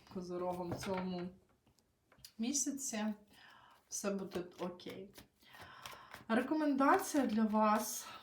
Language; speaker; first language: Ukrainian; non-native, local second language; Russian